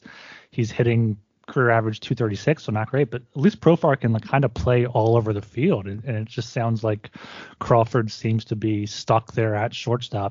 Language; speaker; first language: English; native; English